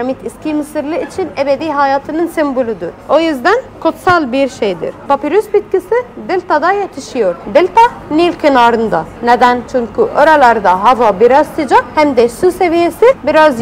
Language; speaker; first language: Turkish; non-native, fluent; Arabic